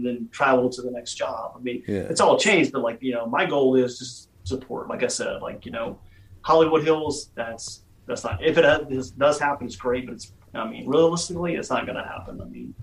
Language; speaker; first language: English; native; English